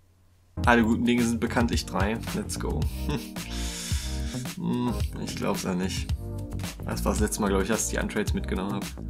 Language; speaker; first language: German; native; German